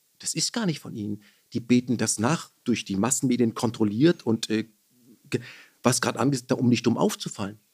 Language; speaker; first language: German; early bilingual, other home language; Persian